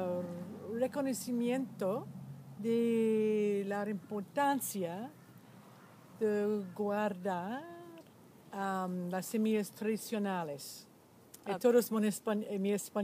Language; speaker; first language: Spanish; non-native, learner; English